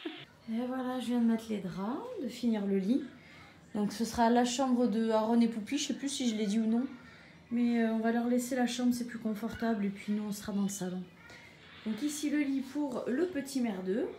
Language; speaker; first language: French; native; French